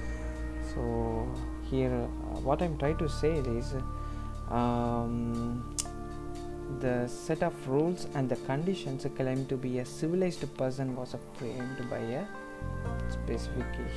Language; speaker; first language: English; non-native, local second language; Tamil